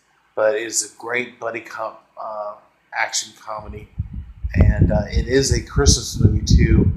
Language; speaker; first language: English; native; English